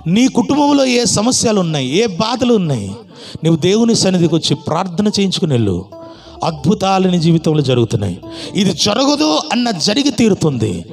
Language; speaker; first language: Telugu; non-native, local second language; Odia